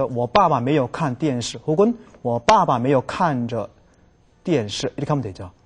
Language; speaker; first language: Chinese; non-native, fluent; Korean